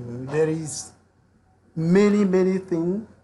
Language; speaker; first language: English; non-native, learner; French